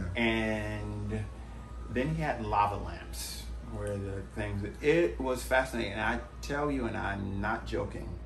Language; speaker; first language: English; native; English